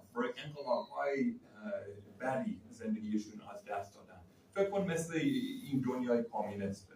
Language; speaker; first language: Persian; non-native, fluent; English